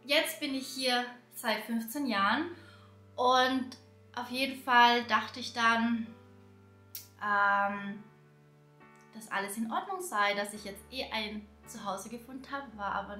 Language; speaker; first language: German; early bilingual, other home language; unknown